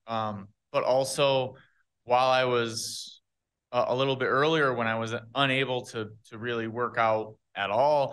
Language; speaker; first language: English; native; English